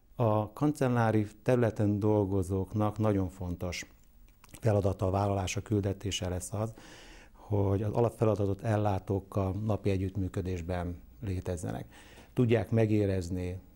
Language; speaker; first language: Hungarian; native; Hungarian